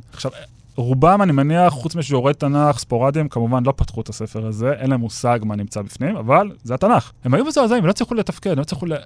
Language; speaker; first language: Hebrew; native; Hebrew